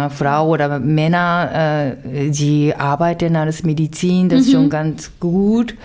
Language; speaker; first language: German; non-native, learner; Japanese